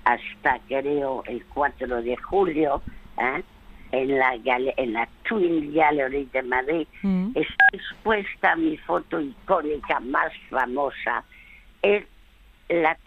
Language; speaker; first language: Spanish; native; Spanish